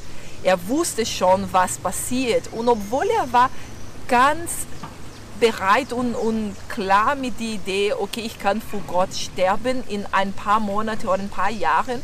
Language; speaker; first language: German; non-native, fluent; Portuguese